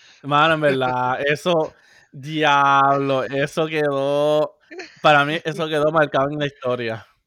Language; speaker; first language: Spanish; native; Spanish